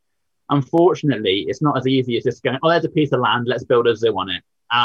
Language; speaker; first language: English; native; English